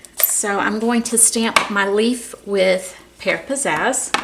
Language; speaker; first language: English; native; English